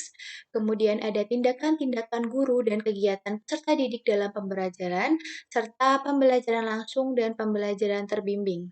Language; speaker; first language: Indonesian; native; Indonesian